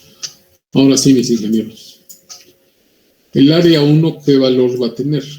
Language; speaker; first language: Spanish; native; Spanish